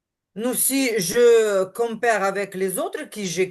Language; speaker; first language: French; non-native, learner; Ukrainian